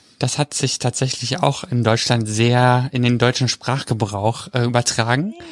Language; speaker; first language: German; native; German